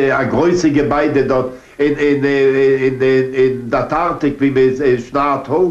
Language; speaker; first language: German; non-native, learner; Polish